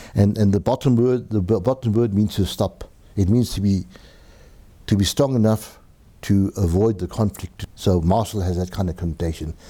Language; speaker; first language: English; native; English